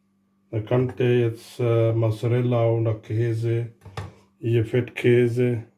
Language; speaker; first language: German; non-native, learner; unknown